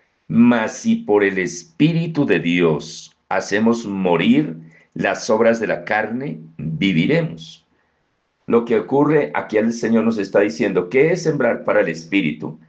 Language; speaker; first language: Spanish; native; Spanish